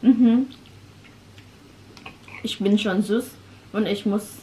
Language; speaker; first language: German; non-native, learner; Indonesian